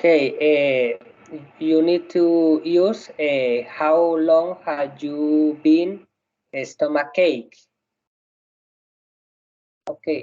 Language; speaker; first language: English; non-native, learner; Spanish